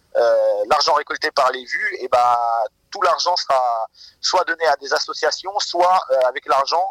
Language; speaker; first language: French; native; French